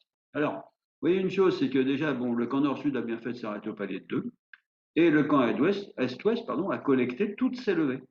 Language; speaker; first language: French; native; French